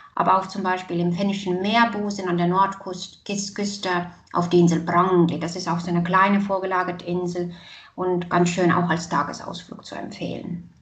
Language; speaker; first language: German; non-native, fluent; Estonian